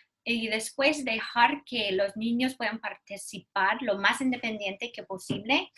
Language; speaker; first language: Spanish; non-native, learner; English